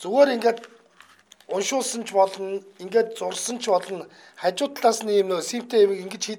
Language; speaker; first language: Mongolian; native; Mongolian